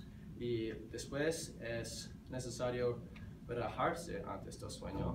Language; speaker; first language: Spanish; non-native, learner; English